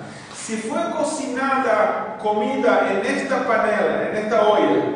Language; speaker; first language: Spanish; non-native, fluent; Portuguese